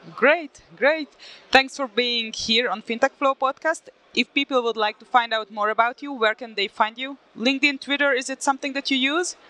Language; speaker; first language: English; non-native, fluent; Hungarian